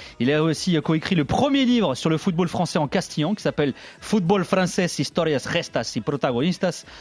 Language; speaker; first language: French; native; French